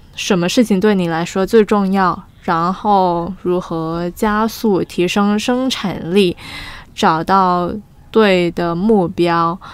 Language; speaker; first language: Chinese; non-native, fluent; Portuguese